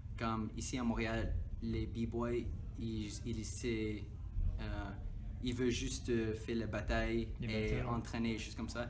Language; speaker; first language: French; non-native, local second language; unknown